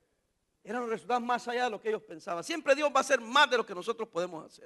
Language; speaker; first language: Spanish; native; Spanish